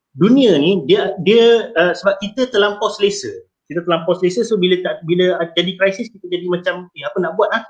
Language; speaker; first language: Malay; native; Malay